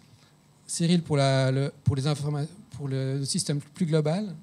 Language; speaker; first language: French; native; French